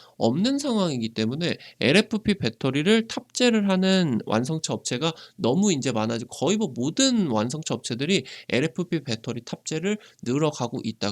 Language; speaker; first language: Korean; native; Korean